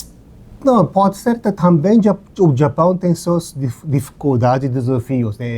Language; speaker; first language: Portuguese; non-native, learner; Japanese